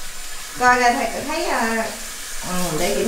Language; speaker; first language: Vietnamese; native; Vietnamese